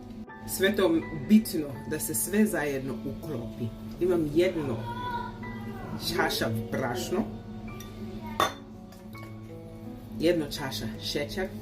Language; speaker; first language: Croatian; early bilingual, heritage; Serbian